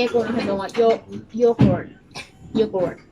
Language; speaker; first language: Japanese; non-native, learner; Thai